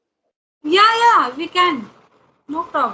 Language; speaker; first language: English; non-native, learner; Hindi